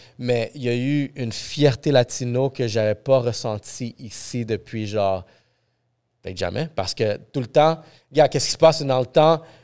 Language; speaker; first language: French; non-native, fluent; English